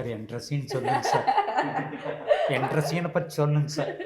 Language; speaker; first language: Tamil; native; Tamil